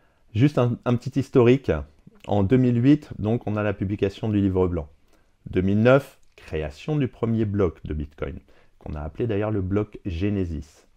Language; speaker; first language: French; native; French